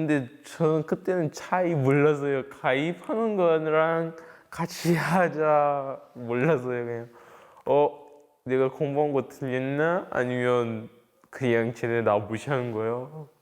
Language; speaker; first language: Korean; early bilingual, other home language; English